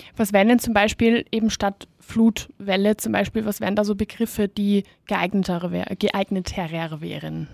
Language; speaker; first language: German; native; German